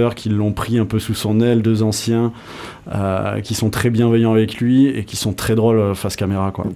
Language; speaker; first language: French; native; French